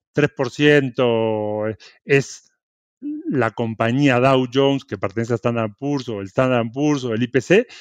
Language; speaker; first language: Spanish; native; Spanish